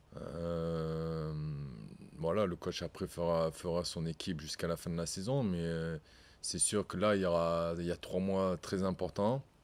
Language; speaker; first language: French; native; French